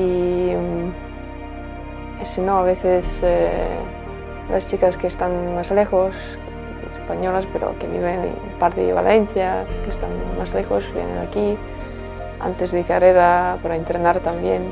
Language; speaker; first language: Spanish; non-native, fluent; Latvian